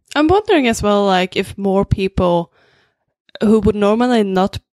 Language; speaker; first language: English; non-native, fluent; Swedish